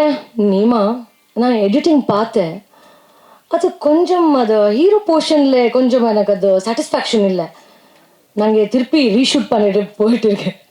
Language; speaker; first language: Tamil; non-native, learner; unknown